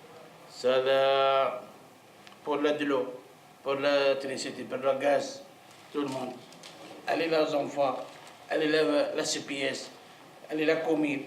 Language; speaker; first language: French; non-native, learner; Arabic